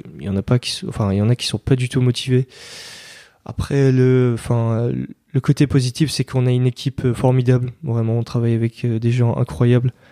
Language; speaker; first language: French; early bilingual, other home language; Kurdish